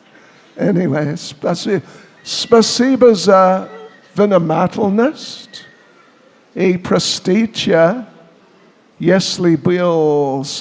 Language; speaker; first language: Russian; non-native, learner; English